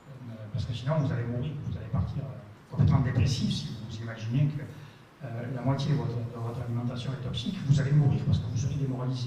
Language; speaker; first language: French; native; French